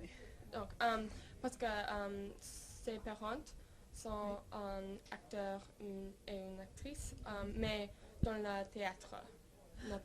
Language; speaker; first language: French; non-native, learner; English